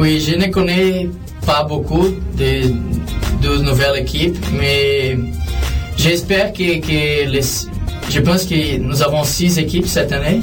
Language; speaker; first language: French; non-native, fluent; Portuguese